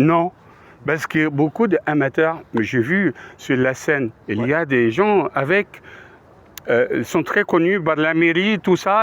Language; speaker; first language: French; non-native, fluent; Arabic